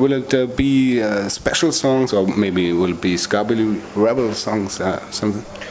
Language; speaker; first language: English; non-native, fluent; German